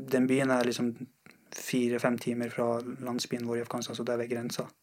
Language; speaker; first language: Norwegian; non-native, fluent; Persian